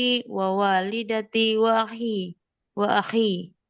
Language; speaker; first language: Arabic; non-native, learner; Indonesian